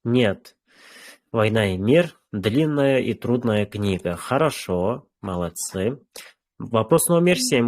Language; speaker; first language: Russian; non-native, fluent; Uzbek